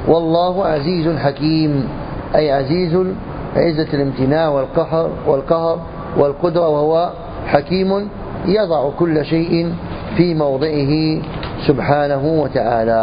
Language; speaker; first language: Arabic; native; Arabic